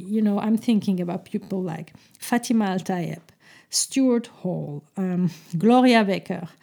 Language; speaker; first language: English; non-native, fluent; Turkish